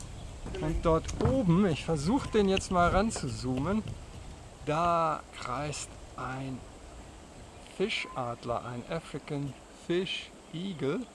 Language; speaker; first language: German; native; German